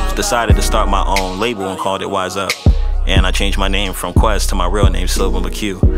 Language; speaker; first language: English; native; English